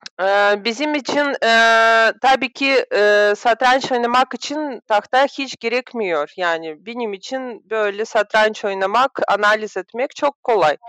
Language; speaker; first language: Turkish; non-native, fluent; Russian